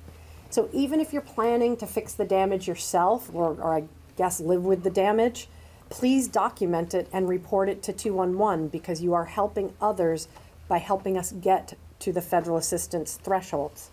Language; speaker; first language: English; native; English